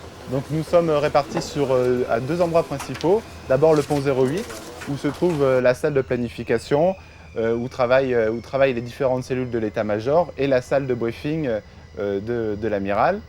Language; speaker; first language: French; native; French